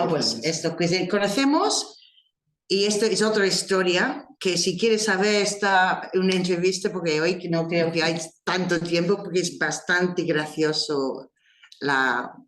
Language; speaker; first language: Spanish; non-native, fluent; English